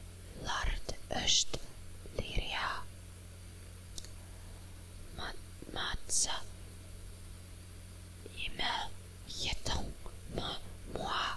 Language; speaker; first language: Albanian; non-native, learner; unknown